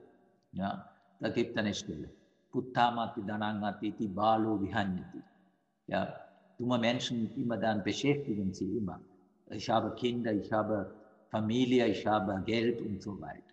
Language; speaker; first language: German; non-native, fluent; Sinhala